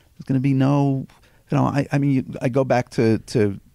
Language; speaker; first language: English; native; English